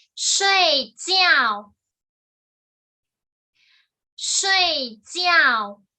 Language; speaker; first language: Chinese; non-native, fluent; Thai